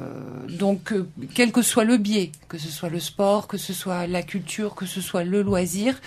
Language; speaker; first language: French; native; French